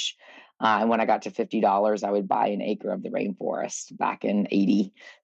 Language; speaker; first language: English; native; English